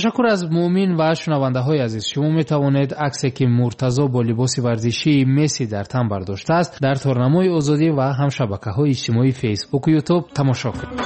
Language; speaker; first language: Tajik; native; Tajik